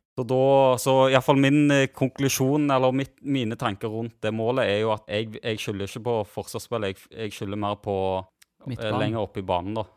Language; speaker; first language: Norwegian; native; Norwegian